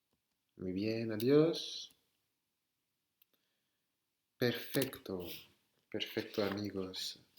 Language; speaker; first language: Spanish; non-native, fluent; French